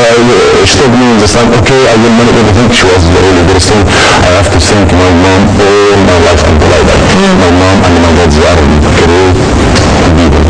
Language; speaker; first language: English; non-native, learner; Arabic